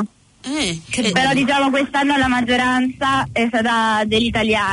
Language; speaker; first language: Italian; native; Italian